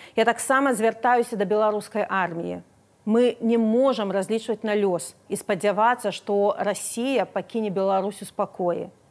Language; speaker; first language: Belarusian; non-native, local second language; Russian